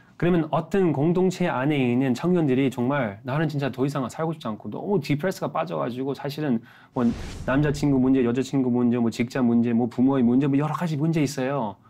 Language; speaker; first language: Korean; non-native, fluent; English